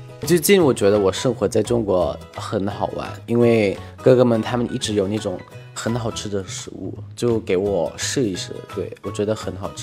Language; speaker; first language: Chinese; non-native, fluent; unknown